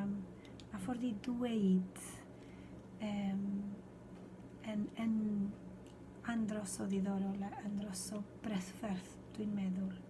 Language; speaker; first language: Welsh; non-native, fluent; Spanish